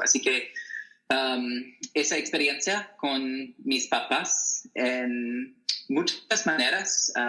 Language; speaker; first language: Spanish; non-native, learner; English